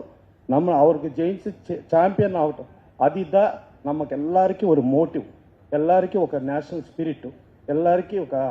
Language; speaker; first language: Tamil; non-native, learner; Telugu